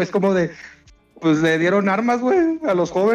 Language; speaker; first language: Spanish; native; Spanish